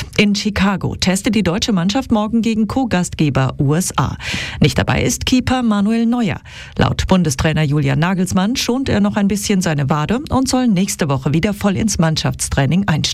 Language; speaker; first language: German; native; German